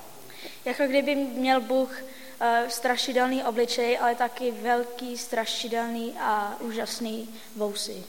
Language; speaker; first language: Czech; non-native, fluent; English